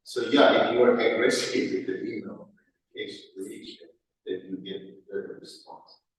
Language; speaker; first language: English; non-native, fluent; Persian